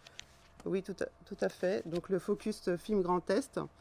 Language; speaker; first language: French; native; French